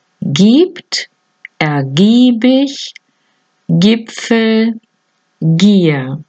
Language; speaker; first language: German; non-native, fluent; Spanish